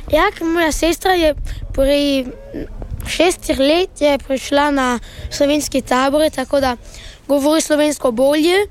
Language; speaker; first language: Slovenian; early bilingual, heritage; Italian